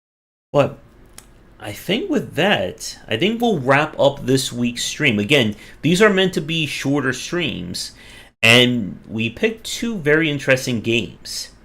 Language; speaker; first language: English; native; English